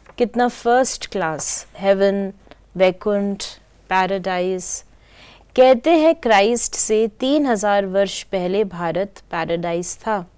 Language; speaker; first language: Hindi; native; Hindi